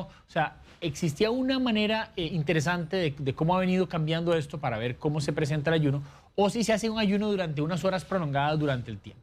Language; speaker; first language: Spanish; native; Spanish